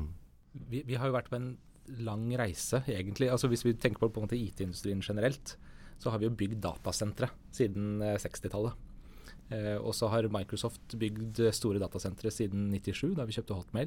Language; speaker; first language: Norwegian; native; Norwegian